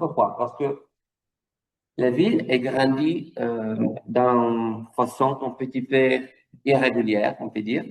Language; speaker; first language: French; non-native, fluent; Italian